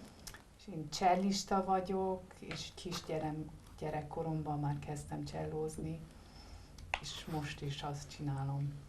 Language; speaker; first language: Hungarian; early bilingual, heritage; Hungarian